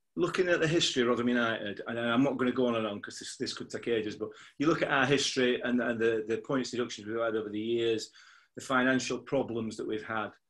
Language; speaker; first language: English; native; English